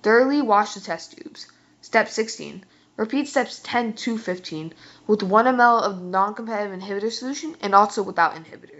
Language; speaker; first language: English; native; English